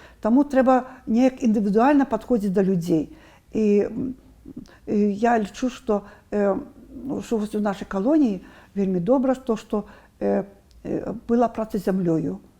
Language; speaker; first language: Belarusian; non-native, local second language; Russian